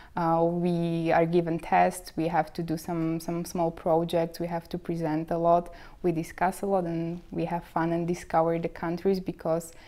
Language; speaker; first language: English; non-native, fluent; Slovak